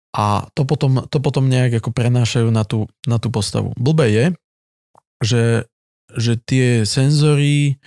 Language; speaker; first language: Slovak; native; Slovak